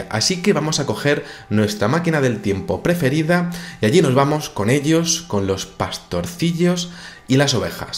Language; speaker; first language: Spanish; native; Spanish